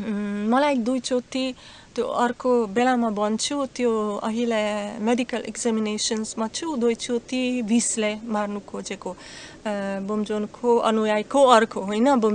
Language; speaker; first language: Nepali; non-native, learner; Slovak